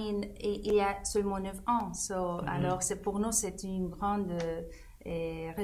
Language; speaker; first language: French; non-native, fluent; Spanish